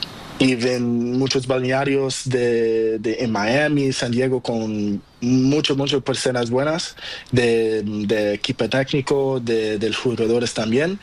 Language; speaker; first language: Spanish; non-native, learner; Portuguese